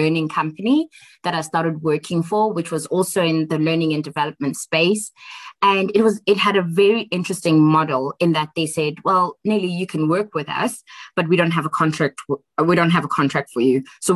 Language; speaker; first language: English; non-native, local second language; Xhosa